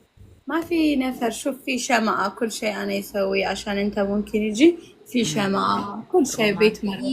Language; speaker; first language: Arabic; non-native, learner; Amharic